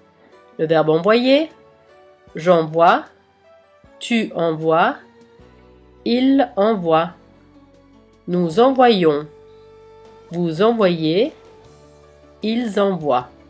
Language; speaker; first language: French; non-native, fluent; Italian